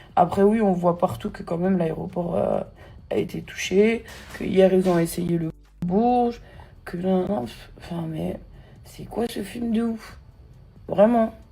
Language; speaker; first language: French; native; French